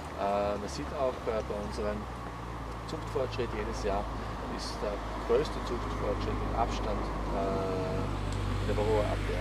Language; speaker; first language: German; native; German